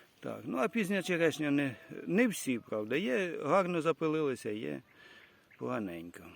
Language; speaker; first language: Ukrainian; native; Ukrainian